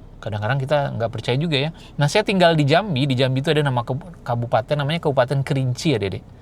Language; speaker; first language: Indonesian; non-native, local second language; Minangkabau